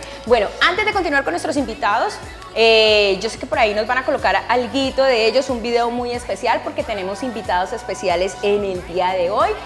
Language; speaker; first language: Spanish; native; Spanish